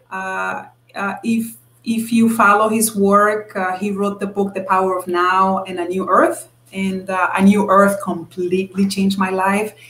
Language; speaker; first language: English; non-native, fluent; Spanish